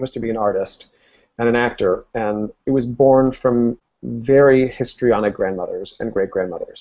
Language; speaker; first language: English; early bilingual, other home language; Spanish